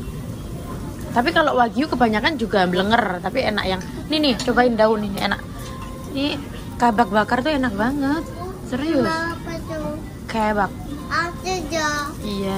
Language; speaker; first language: Indonesian; non-native, local second language; Javanese